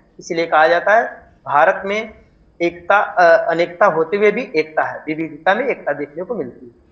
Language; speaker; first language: Hindi; native; Hindi